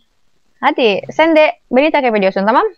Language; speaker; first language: Turkish; non-native, learner; Indonesian